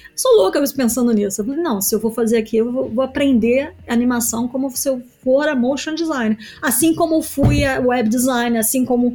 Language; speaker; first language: Portuguese; native; Portuguese